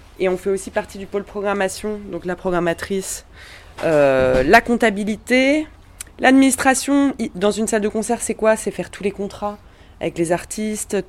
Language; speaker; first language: French; native; French